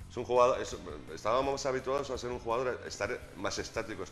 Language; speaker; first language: Spanish; native; Spanish